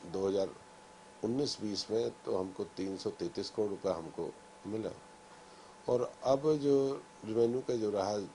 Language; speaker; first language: Hindi; native; Hindi